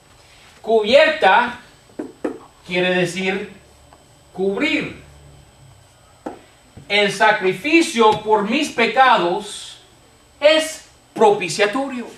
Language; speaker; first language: Spanish; non-native, fluent; English